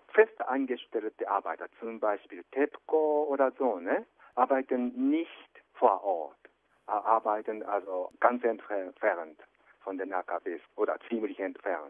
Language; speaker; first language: German; non-native, fluent; Japanese